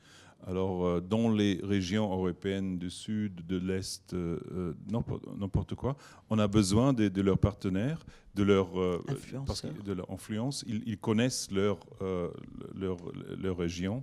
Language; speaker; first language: French; non-native, learner; German